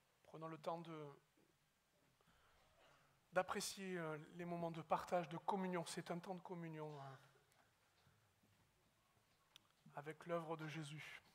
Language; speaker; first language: French; native; French